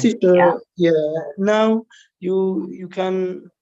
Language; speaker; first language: English; non-native, learner; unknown